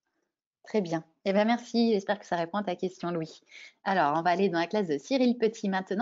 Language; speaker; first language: French; native; French